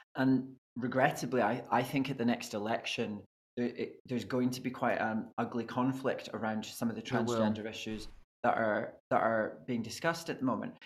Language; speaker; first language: English; native; English